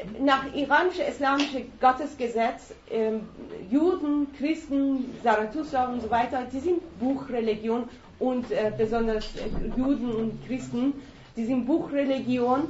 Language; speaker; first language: German; non-native, fluent; Persian